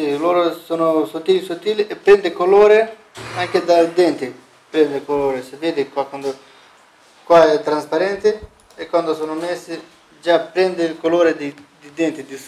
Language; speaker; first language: Italian; non-native, fluent; Romanian